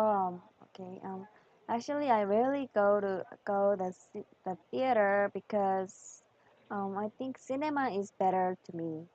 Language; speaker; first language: English; non-native, learner; Korean